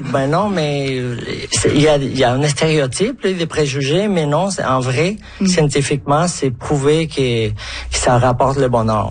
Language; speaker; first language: French; non-native, fluent; Spanish